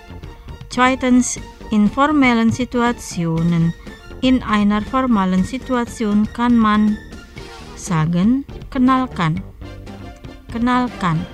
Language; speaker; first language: German; non-native, fluent; Indonesian